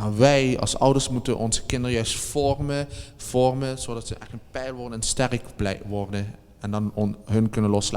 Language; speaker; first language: Dutch; native; Dutch